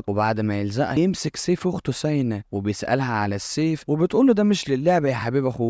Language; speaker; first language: Arabic; native; Arabic